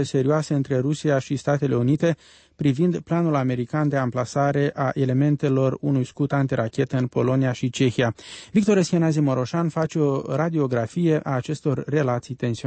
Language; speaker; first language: Romanian; native; Romanian